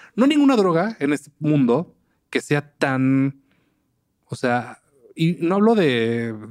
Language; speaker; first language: Spanish; native; Spanish